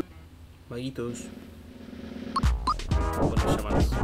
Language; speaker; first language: Spanish; native; Spanish